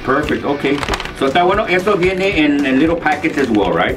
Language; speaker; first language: English; early bilingual, other home language; Spanish